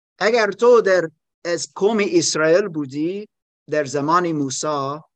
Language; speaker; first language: Persian; non-native, learner; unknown